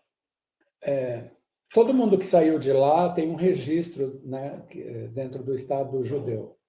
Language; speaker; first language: Portuguese; early bilingual, other home language; Guarani